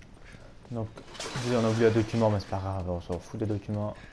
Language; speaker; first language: French; native; French